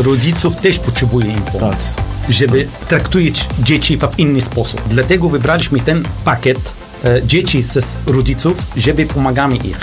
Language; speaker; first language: Polish; non-native, learner; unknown